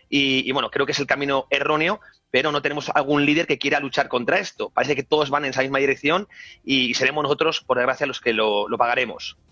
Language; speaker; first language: Spanish; native; Spanish